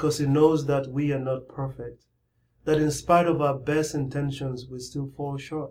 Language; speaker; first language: English; non-native, local second language; Igbo